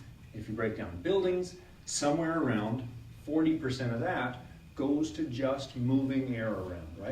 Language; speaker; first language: English; native; English